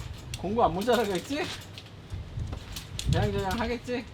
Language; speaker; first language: Korean; native; Korean